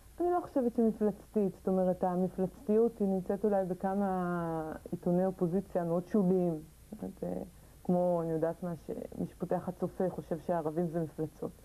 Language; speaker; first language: Hebrew; native; Hebrew